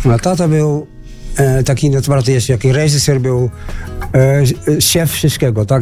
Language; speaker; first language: Polish; non-native, learner; Dutch